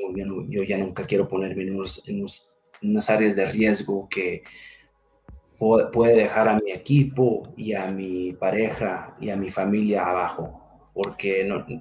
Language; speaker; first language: Spanish; early bilingual, heritage; Spanish